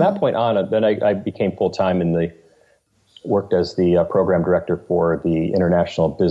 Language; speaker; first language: English; native; English